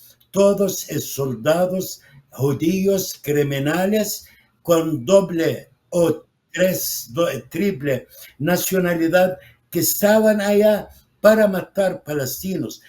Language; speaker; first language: Spanish; non-native, fluent; Arabic